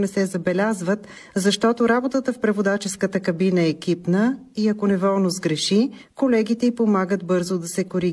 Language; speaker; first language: Bulgarian; native; Bulgarian